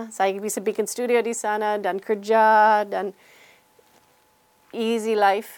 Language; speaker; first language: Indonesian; non-native, learner; English